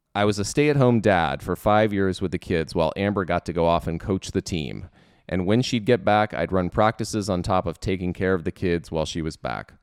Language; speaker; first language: English; native; English